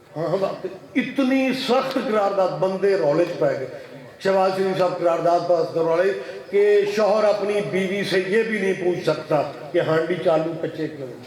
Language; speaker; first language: Urdu; non-native, local second language; Punjabi